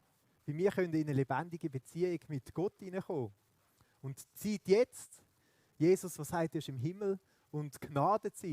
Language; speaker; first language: German; native; German